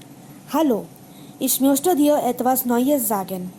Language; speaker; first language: German; non-native, fluent; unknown